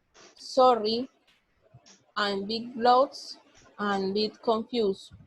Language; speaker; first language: English; non-native, learner; Spanish